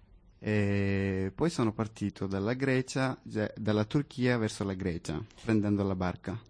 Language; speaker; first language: Italian; non-native, fluent; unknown